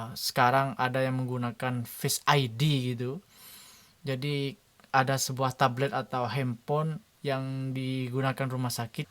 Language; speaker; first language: Indonesian; non-native, local second language; Madurese